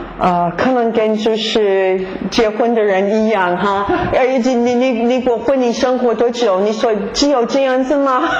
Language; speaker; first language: Chinese; non-native, fluent; English